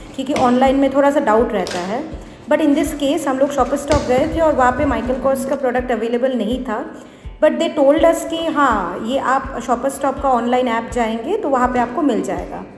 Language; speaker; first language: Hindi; non-native, local second language; Bangla